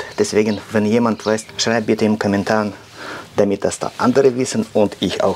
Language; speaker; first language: German; non-native, learner; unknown